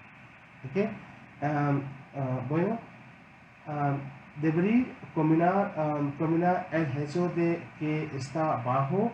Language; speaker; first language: Spanish; non-native, learner; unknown